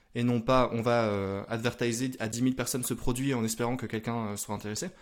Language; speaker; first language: French; native; French